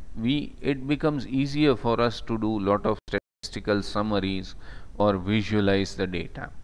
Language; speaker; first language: English; non-native, local second language; Gujarati